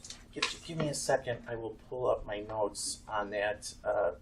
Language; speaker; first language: English; native; English